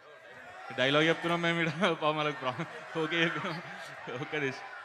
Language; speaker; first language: Telugu; native; Telugu